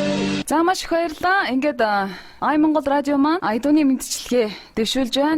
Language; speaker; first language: Mongolian; native; Mongolian